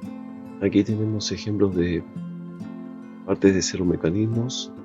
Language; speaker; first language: Spanish; native; Spanish